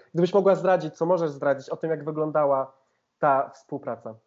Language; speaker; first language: Polish; native; Polish